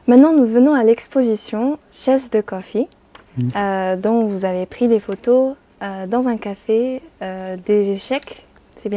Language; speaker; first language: French; native; French